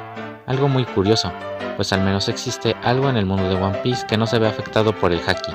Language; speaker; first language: Spanish; native; Spanish